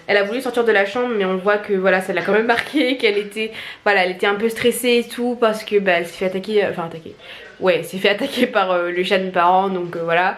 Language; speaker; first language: French; native; French